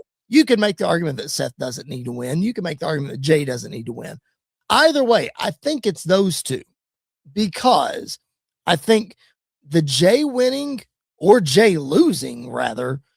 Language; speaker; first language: English; native; English